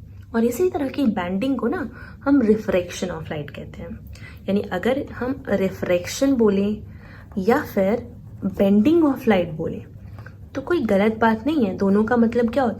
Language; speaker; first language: Hindi; native; Hindi